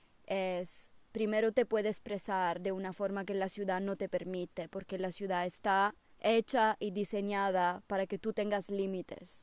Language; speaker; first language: Spanish; non-native, fluent; Italian